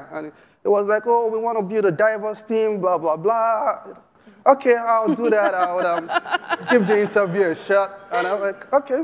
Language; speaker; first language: English; non-native, local second language; Yoruba